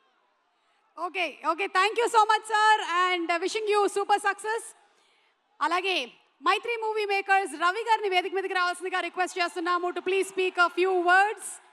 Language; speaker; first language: Telugu; native; Telugu